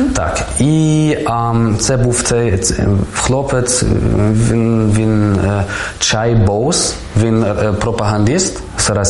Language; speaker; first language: Ukrainian; non-native, learner; German